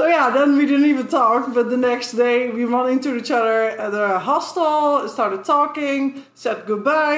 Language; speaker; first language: English; non-native, fluent; Dutch